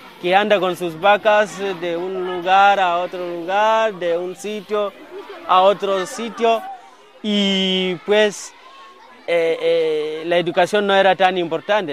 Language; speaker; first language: Spanish; non-native, fluent; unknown